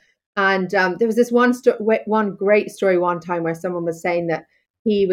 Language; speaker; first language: English; native; English